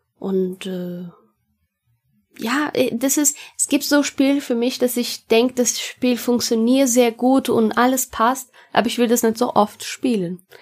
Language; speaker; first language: German; non-native, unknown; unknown